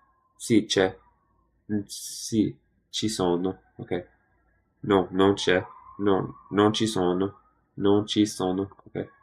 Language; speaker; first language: Italian; non-native, learner; English